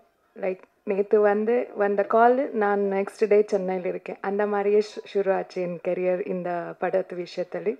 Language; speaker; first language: Tamil; non-native, learner; Kannada